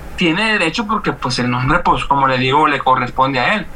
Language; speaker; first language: Spanish; native; Spanish